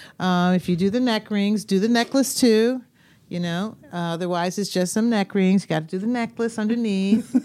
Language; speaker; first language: English; native; English